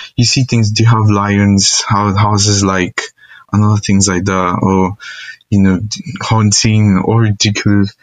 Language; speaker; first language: English; non-native, local second language; Igbo